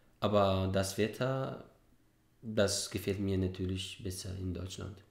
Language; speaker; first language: German; non-native, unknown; Arabic